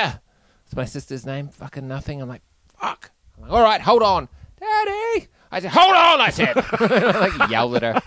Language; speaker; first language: English; native; English